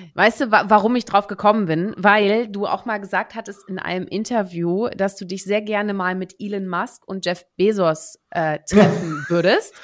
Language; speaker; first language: German; native; German